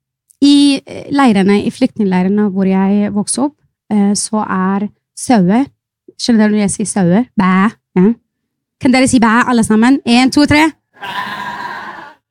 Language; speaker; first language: Norwegian; non-native, fluent; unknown